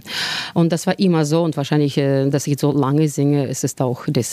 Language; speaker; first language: German; non-native, fluent; Russian